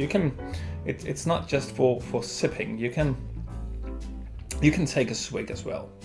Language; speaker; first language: English; non-native, fluent; Danish